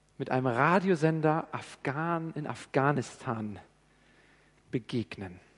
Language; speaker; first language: German; native; German